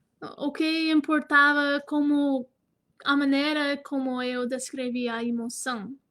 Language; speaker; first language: Portuguese; non-native, fluent; English